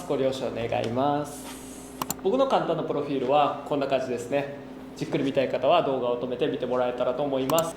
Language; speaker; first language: Japanese; native; Japanese